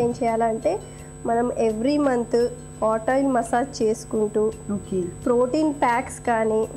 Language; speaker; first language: Telugu; native; Telugu